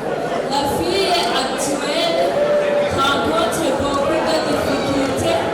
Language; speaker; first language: French; non-native, local second language; Rundi